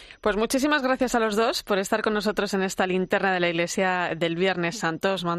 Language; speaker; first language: Spanish; native; Spanish